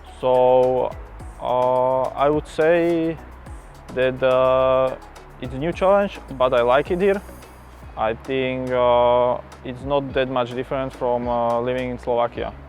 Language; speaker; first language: English; non-native, fluent; Slovak